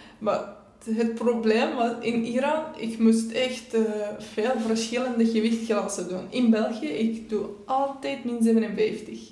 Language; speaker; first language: Dutch; non-native, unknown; Persian